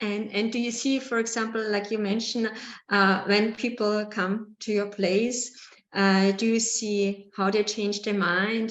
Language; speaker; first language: English; non-native, learner; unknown